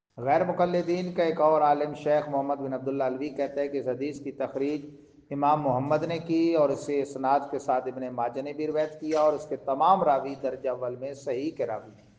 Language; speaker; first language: Urdu; non-native, local second language; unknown